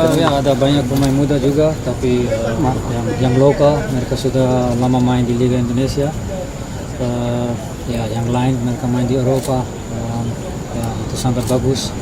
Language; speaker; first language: Indonesian; non-native, fluent; Dutch